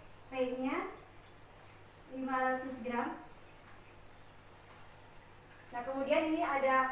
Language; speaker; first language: Indonesian; native; Indonesian